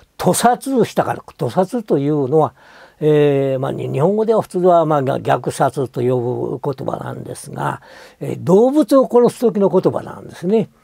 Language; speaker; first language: Japanese; native; Japanese